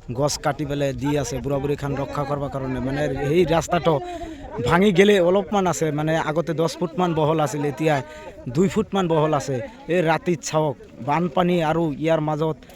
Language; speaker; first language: Assamese; non-native, local second language; Bangla